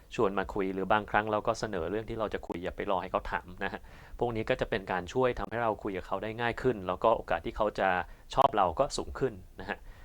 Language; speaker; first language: Thai; native; Thai